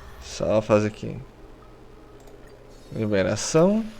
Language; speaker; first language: Portuguese; native; Portuguese